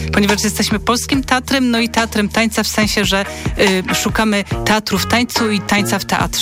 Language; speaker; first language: Polish; native; Polish